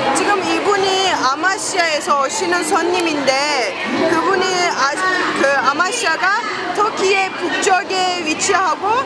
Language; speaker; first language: Korean; non-native, fluent; Turkish